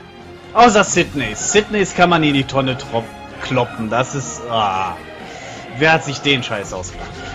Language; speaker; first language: German; native; German